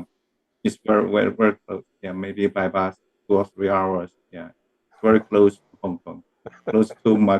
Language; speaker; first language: English; non-native, learner; Chinese